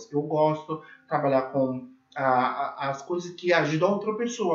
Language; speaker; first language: Portuguese; non-native, learner; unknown